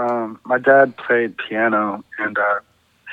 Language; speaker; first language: English; native; English